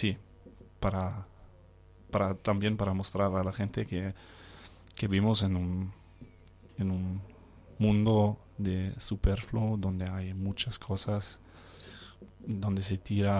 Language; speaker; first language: Spanish; non-native, fluent; Danish